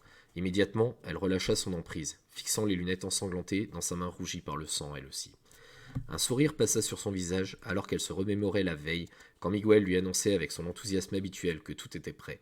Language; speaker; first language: French; native; French